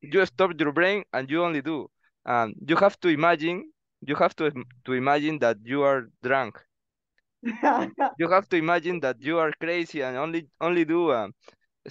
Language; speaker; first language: English; non-native, learner; Spanish